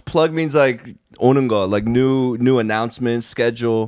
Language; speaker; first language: English; early bilingual, other home language; Korean